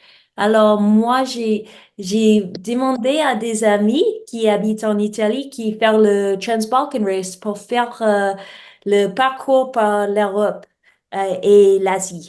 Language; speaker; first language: French; non-native, learner; English